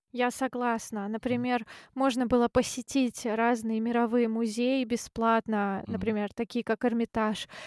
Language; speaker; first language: Russian; native; Russian